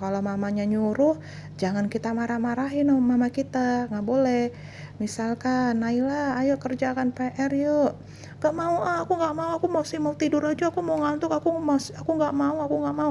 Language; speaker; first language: Indonesian; native; Indonesian